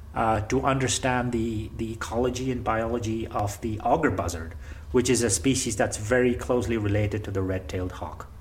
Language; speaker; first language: English; non-native, local second language; Gujarati